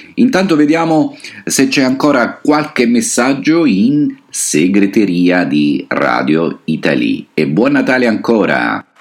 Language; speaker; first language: Italian; native; Italian